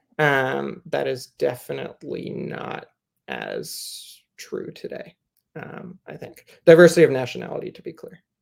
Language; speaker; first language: English; native; English